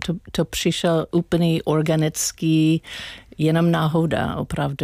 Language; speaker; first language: Czech; non-native, learner; English